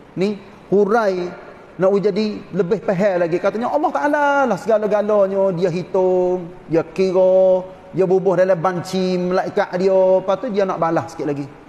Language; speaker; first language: Malay; native; Malay